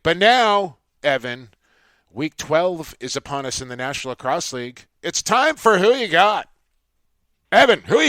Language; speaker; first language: English; native; English